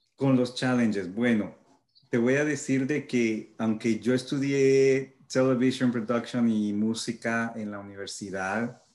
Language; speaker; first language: Spanish; early bilingual, heritage; Spanish